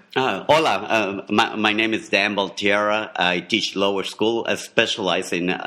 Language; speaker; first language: English; non-native, fluent; Spanish